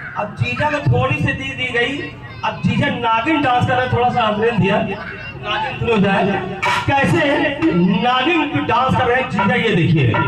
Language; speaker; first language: Hindi; native; Hindi